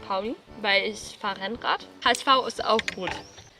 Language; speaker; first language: German; non-native, fluent; Swedish